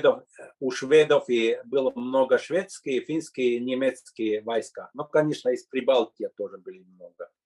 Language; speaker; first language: Russian; non-native, fluent; Finnish